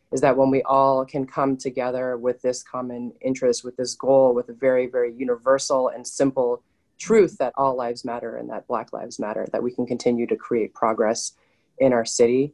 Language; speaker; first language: English; native; English